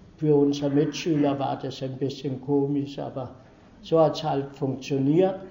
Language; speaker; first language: German; early bilingual, heritage; German